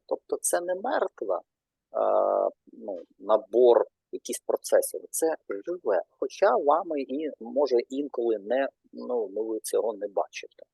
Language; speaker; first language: Ukrainian; non-native, local second language; Russian